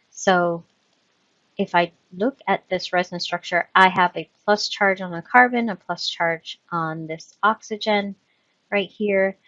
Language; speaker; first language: English; native; English